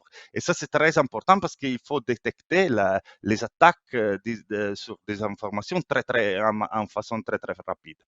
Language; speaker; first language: French; non-native, fluent; Italian